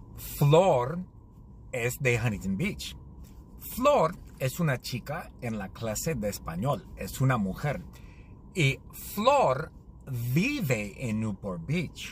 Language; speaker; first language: Spanish; non-native, learner; English